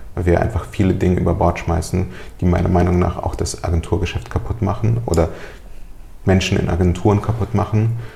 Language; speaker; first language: German; early bilingual, other home language; Russian